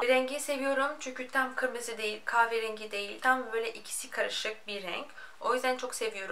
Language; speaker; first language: Turkish; non-native, fluent; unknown